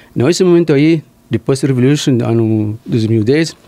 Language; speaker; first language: Portuguese; non-native, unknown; Arabic